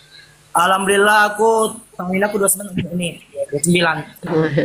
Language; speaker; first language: Indonesian; native; Indonesian